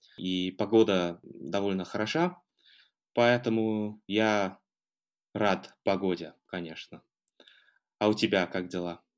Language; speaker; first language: Russian; non-native, fluent; English